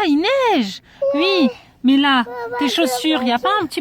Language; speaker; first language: French; native; French